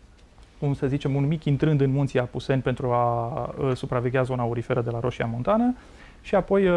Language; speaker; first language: Romanian; native; Romanian